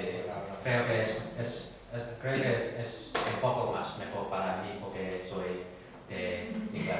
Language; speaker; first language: Spanish; non-native, fluent; English